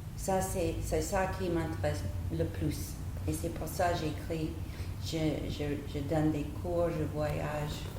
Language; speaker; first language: French; non-native, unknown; English